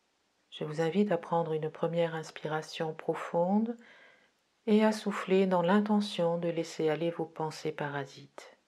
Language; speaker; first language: French; native; French